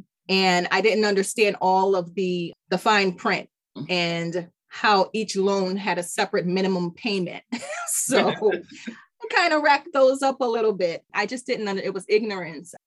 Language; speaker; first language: English; native; English